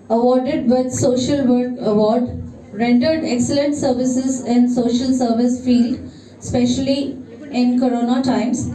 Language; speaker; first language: English; non-native, local second language; Telugu